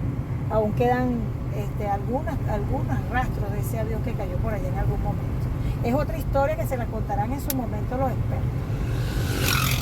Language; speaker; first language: Spanish; native; Spanish